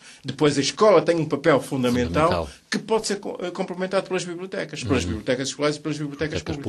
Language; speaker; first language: Portuguese; native; Portuguese